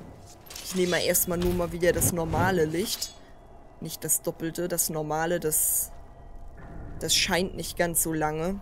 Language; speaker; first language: German; native; German